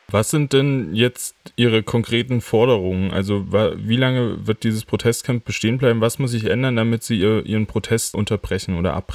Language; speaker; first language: German; native; German